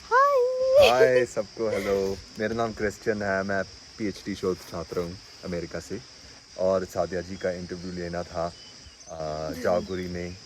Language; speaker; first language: Hindi; non-native, fluent; English